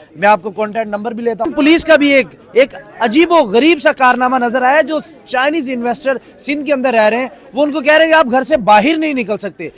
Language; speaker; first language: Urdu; native; Urdu